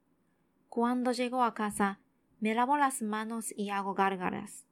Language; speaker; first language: Spanish; non-native, learner; Japanese